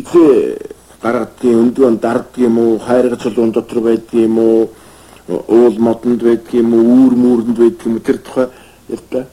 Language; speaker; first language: Mongolian; native; Mongolian